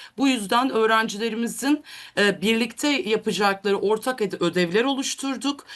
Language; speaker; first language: Turkish; native; Turkish